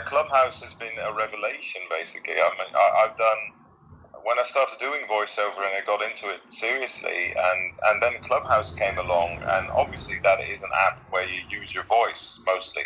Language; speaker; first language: English; non-native, fluent; Dutch